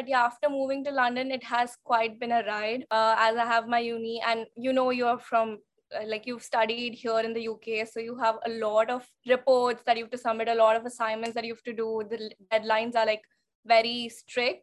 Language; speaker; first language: English; non-native, local second language; Hindi